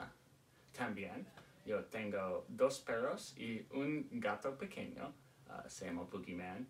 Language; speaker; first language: Spanish; non-native, learner; English